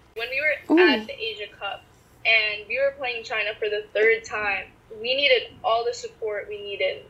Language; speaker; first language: English; native; English